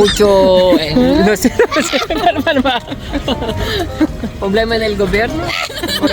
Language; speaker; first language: Spanish; non-native, learner; Filipino